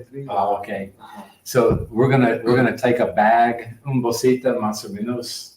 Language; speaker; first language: Spanish; non-native, learner; English